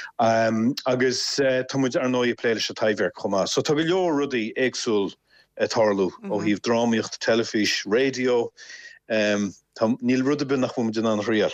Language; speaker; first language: Irish; native; Irish